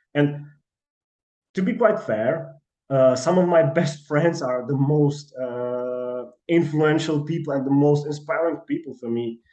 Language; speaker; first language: English; non-native, fluent; Czech